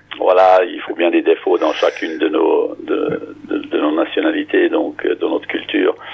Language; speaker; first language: French; non-native, fluent; English